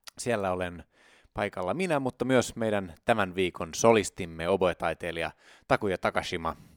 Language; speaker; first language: Finnish; native; Finnish